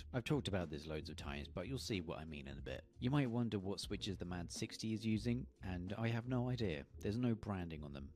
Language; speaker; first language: English; native; English